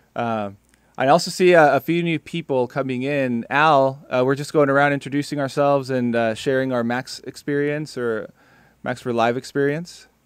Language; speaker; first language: English; early bilingual, other home language; Spanish